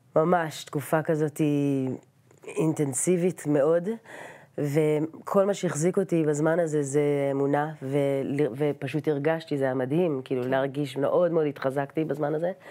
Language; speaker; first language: Hebrew; native; Hebrew